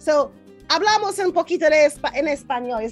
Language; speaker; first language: Spanish; non-native, learner; English